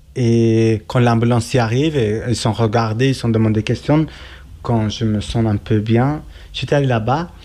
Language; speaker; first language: French; non-native, learner; Kurdish